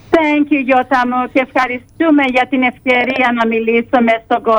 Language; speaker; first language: Greek; early bilingual, heritage; Greek